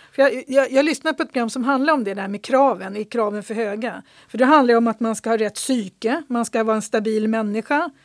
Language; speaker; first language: Swedish; native; Swedish